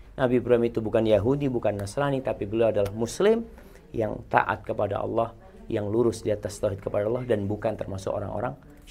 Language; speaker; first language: Indonesian; native; Indonesian